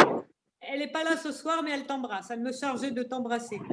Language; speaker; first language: French; native; French